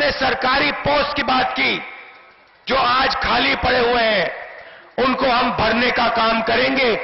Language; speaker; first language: Hindi; native; Hindi